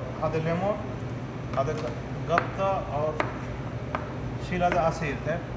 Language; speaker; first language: Arabic; non-native, learner; Urdu